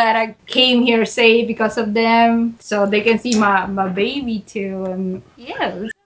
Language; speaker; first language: English; non-native, local second language; Filipino